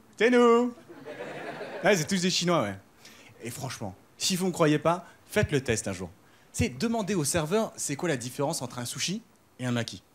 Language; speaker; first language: French; early bilingual, other home language; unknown